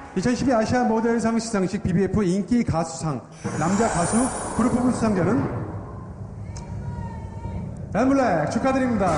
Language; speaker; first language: Korean; native; Korean